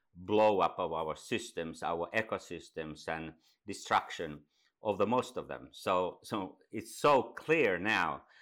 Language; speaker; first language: English; non-native, fluent; Finnish